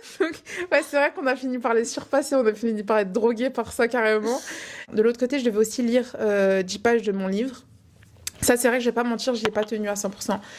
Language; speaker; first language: French; native; French